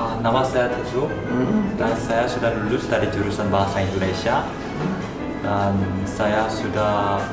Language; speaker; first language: Indonesian; non-native, fluent; Korean